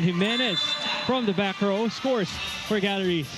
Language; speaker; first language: English; non-native, local second language; Filipino